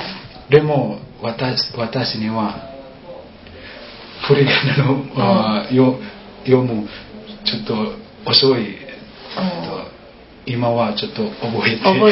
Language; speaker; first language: Japanese; non-native, learner; Indonesian